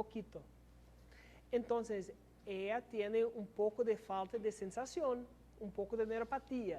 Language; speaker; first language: Spanish; non-native, learner; English